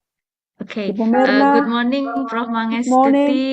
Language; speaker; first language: English; non-native, fluent; Indonesian